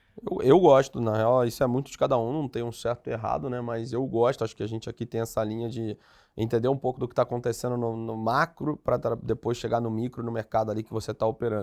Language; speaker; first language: Portuguese; native; Portuguese